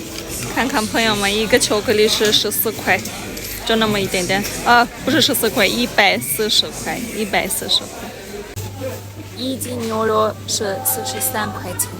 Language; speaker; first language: Chinese; non-native, fluent; Armenian